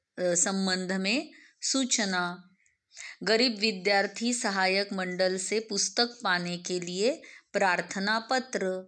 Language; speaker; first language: Hindi; non-native, local second language; Marathi